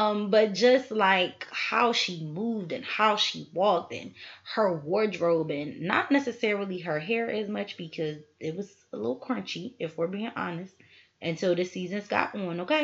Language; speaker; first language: English; native; English